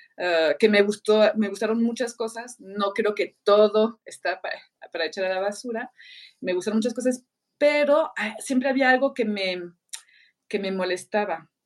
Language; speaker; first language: Spanish; non-native, fluent; French